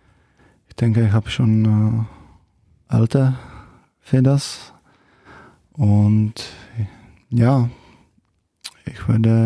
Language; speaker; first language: German; non-native, fluent; Czech